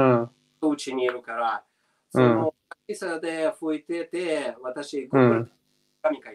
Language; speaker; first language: Japanese; non-native, learner; Russian